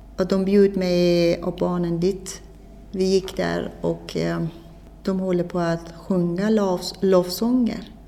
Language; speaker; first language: Swedish; non-native, fluent; Persian